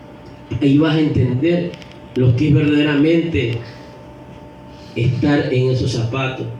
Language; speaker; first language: Spanish; native; Spanish